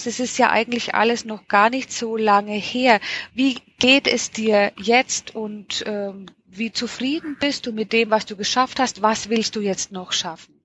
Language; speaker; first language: German; native; German